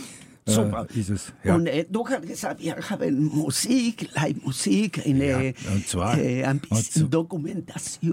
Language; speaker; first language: German; non-native, learner; Spanish